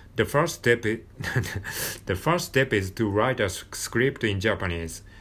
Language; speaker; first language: English; non-native, learner; Japanese